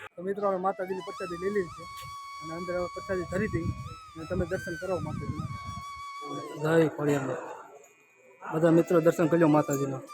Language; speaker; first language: Gujarati; native; Gujarati